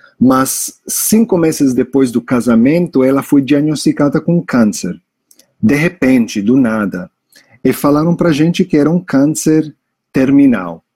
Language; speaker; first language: Portuguese; non-native, fluent; English